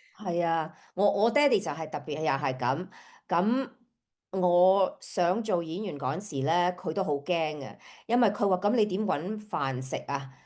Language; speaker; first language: Cantonese; early bilingual, heritage; Cantonese